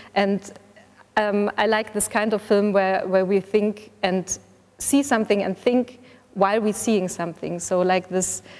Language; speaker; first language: English; non-native, fluent; German